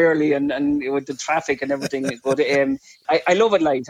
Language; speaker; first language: English; native; English